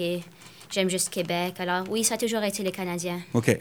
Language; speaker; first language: French; non-native, local second language; English